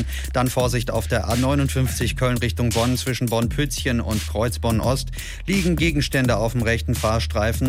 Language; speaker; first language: German; native; German